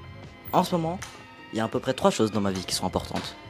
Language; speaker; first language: French; native; French